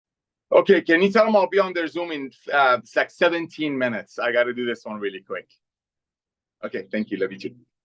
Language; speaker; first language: English; native; English